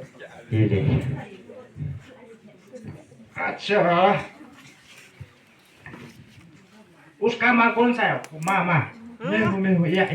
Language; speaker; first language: Hindi; non-native, local second language; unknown